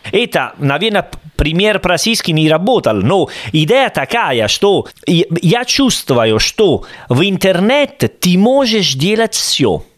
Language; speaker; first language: Russian; non-native, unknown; Italian